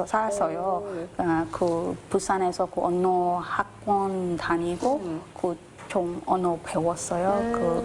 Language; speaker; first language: Korean; non-native, learner; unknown